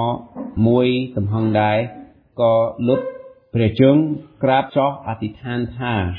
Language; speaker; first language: Khmer; non-native, fluent; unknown